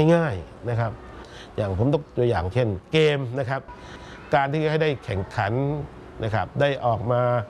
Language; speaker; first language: Thai; native; Thai